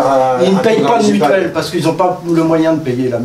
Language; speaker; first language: French; native; French